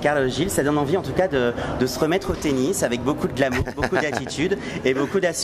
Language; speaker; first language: French; native; French